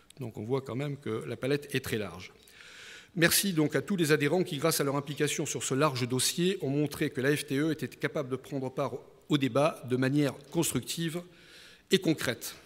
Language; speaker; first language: French; native; French